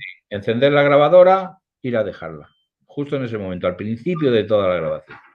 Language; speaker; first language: Spanish; native; Spanish